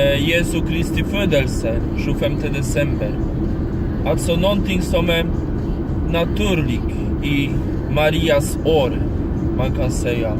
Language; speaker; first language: Swedish; non-native, learner; Polish